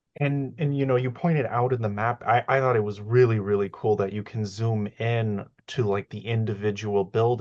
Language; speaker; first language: English; native; English